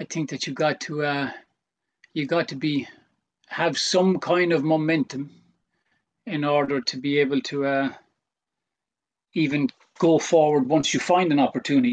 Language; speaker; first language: English; native; English